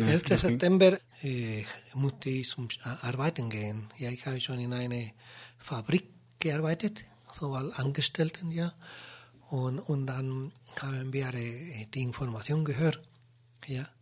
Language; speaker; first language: German; non-native, learner; Spanish